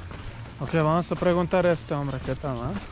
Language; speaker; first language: Spanish; non-native, learner; Croatian